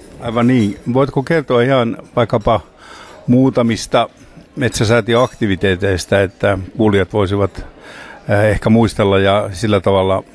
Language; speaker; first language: Finnish; native; Finnish